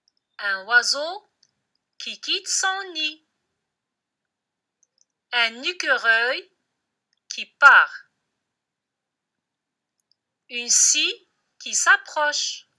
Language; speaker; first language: French; non-native, local second language; Arabic